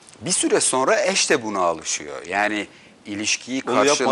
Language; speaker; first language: Turkish; native; Turkish